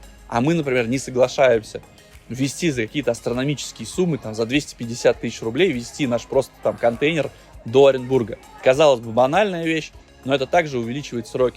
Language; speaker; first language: Russian; native; Russian